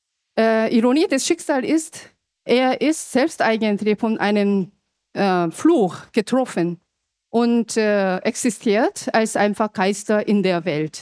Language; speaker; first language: German; non-native, fluent; Korean